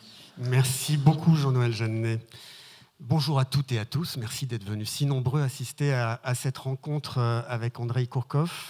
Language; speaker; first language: French; native; French